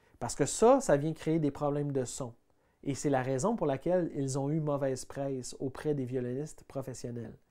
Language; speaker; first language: French; native; French